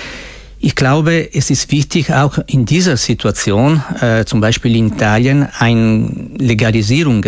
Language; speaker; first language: German; non-native, fluent; Italian